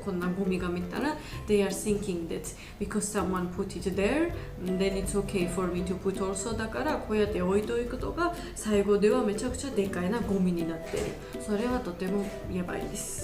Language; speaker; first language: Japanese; non-native, learner; Georgian